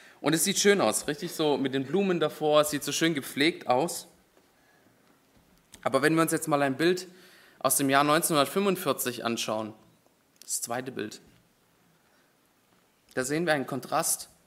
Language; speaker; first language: German; native; German